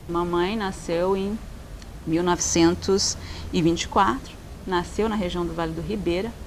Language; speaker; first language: Portuguese; early bilingual, other home language; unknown